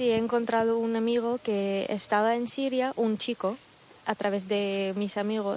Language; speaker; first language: Spanish; non-native, fluent; Arabic